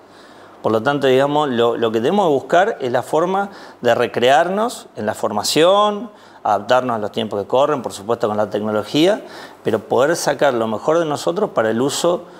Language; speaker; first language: Spanish; native; Spanish